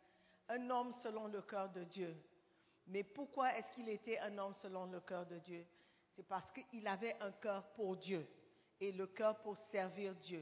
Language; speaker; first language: French; non-native, fluent; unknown